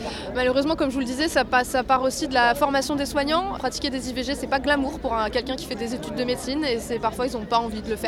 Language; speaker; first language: French; native; French